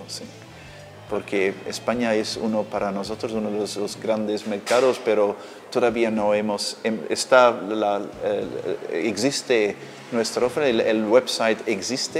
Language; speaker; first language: Spanish; non-native, fluent; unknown